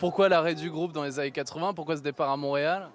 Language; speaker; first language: French; native; French